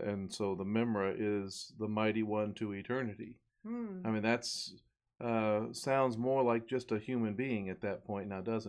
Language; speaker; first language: English; native; English